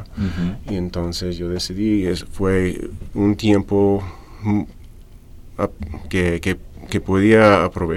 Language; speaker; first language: Spanish; non-native, fluent; English